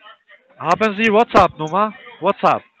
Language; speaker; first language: German; early bilingual, other home language; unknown